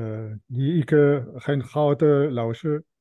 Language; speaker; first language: Chinese; non-native, learner; French